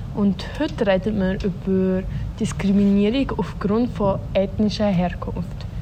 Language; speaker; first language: German; early bilingual, other home language; Swiss German